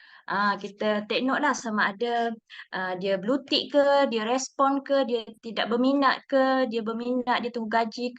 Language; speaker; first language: Malay; native; Malay